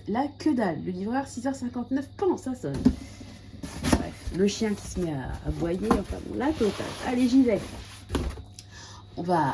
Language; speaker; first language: French; native; French